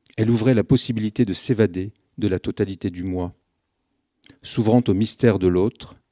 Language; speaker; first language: French; native; French